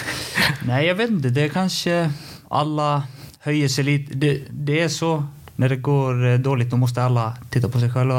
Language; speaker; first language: Swedish; non-native, fluent; Icelandic